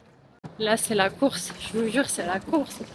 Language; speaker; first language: French; native; French